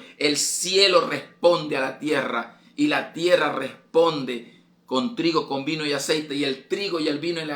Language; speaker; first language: Spanish; native; Spanish